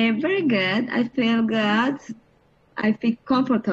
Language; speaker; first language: English; non-native, learner; Spanish